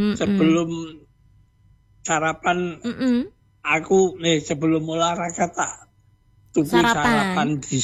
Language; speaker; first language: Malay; non-native, local second language; Javanese